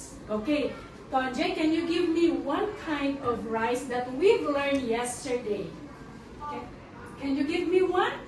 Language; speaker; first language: English; non-native, fluent; Filipino